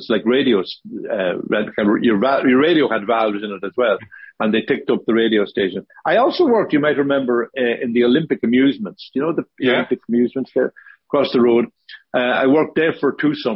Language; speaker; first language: English; native; English